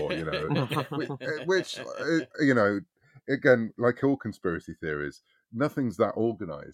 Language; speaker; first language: English; native; English